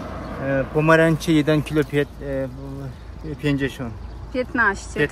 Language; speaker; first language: Polish; non-native, learner; Turkish